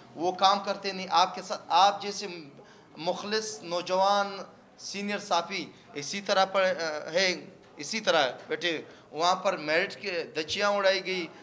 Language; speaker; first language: Urdu; non-native, local second language; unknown